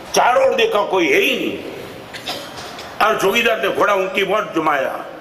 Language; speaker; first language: Hindi; non-native, local second language; Gujarati